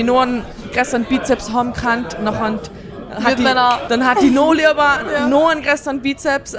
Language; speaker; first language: German; native; German